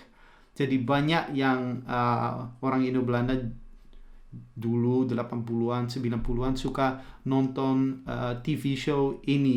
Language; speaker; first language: Indonesian; early bilingual, heritage; Dutch